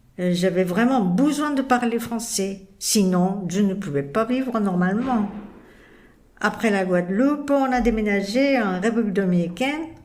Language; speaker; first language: French; non-native, fluent; Japanese